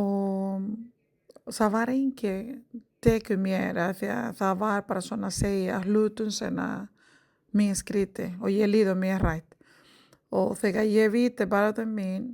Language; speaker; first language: Icelandic; non-native, learner; Spanish